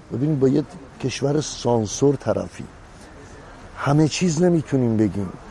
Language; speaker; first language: Persian; native; Persian